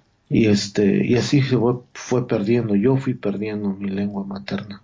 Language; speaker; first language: Spanish; non-native, local second language; Zapotec